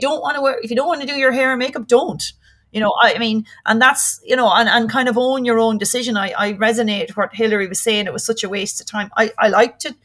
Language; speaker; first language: English; native; English